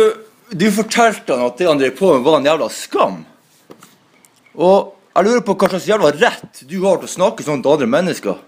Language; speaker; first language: Norwegian; native; Norwegian